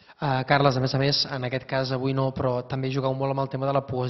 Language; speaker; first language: Catalan; native; Catalan